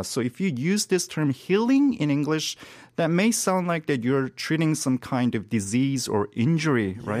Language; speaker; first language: English; non-native, fluent; Korean